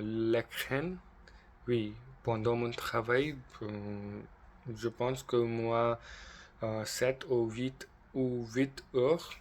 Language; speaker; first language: French; non-native, learner; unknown